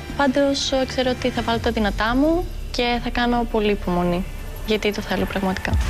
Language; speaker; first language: Greek; native; Greek